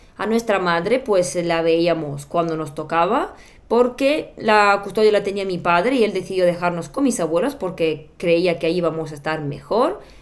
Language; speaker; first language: Spanish; non-native, fluent; Bulgarian